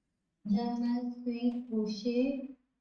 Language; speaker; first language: French; non-native, learner; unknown